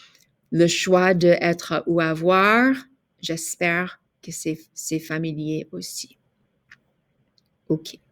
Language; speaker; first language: French; non-native, fluent; English